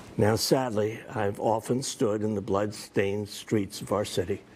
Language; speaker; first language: English; native; English